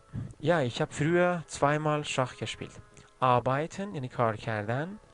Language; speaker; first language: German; non-native, fluent; Persian